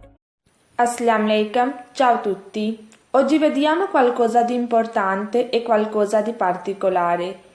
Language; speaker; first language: Italian; non-native, learner; Urdu